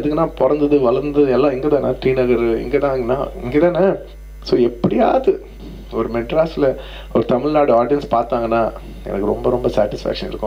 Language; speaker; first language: Tamil; non-native, local second language; Telugu